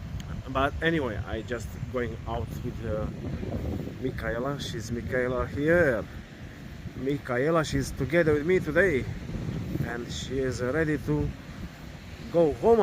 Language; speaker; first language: English; non-native, learner; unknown